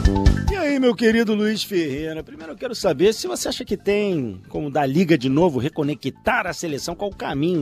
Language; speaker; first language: Portuguese; native; Portuguese